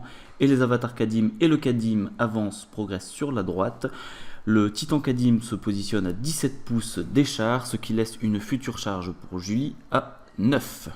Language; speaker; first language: French; native; French